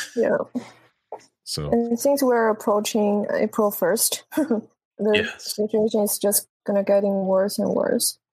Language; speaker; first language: English; non-native, fluent; Chinese